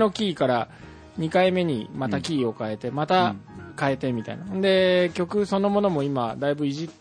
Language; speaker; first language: Japanese; native; Japanese